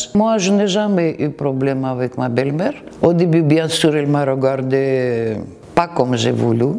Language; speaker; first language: French; non-native, fluent; Russian